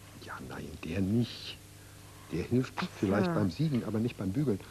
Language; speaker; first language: German; native; German